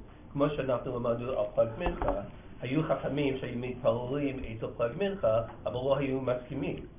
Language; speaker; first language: Hebrew; non-native, learner; English